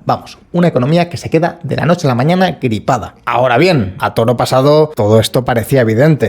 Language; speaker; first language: Spanish; native; Spanish